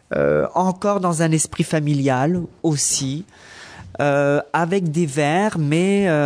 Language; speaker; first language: French; native; French